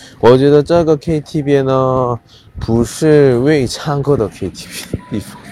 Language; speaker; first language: Chinese; non-native, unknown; Korean